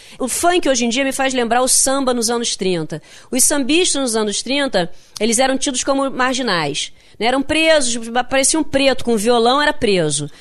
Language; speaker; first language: Portuguese; native; Portuguese